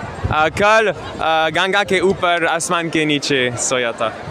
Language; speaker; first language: Hindi; non-native, learner; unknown